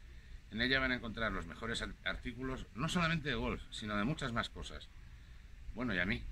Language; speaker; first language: Spanish; native; Spanish